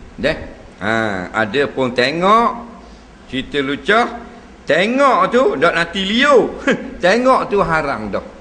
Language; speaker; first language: Malay; native; Malay